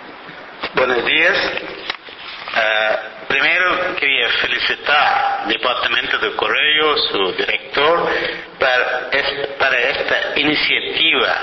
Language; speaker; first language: Spanish; non-native, learner; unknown